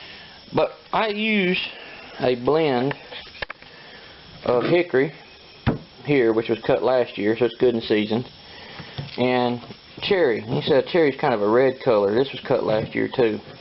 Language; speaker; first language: English; native; English